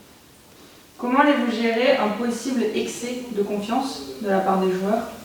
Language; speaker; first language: French; native; French